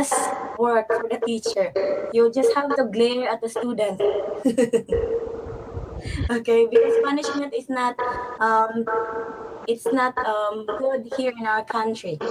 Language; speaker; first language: English; non-native, fluent; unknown